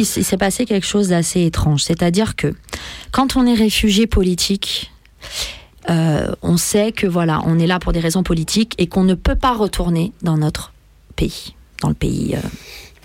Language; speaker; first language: French; early bilingual, other home language; Persian